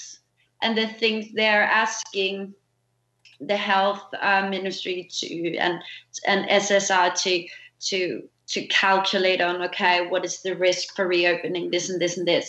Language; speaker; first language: English; non-native, fluent; Danish